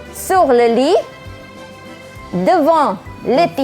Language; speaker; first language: French; non-native, fluent; Malay